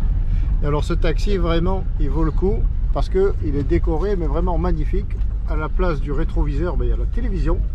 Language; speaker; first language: French; native; French